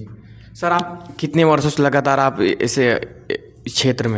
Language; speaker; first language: Hindi; native; Hindi